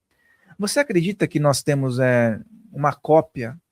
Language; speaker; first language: Portuguese; native; Portuguese